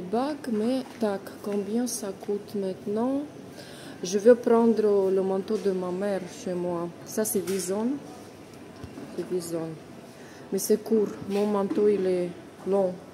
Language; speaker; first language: French; non-native, fluent; Russian